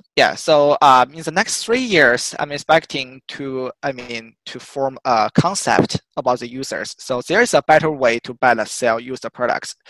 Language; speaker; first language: English; non-native, fluent; Chinese